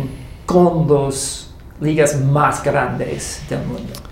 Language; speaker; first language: Spanish; non-native, fluent; English